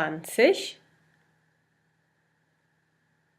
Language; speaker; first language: German; non-native, fluent; English